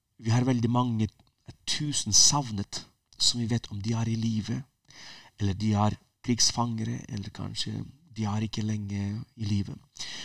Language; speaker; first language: Norwegian; non-native, fluent; Ukrainian